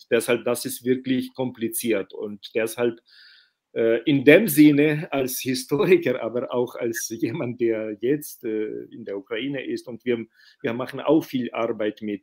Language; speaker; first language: German; non-native, fluent; Ukrainian